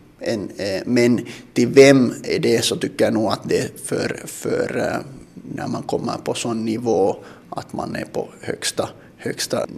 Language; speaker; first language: Swedish; non-native, local second language; Finnish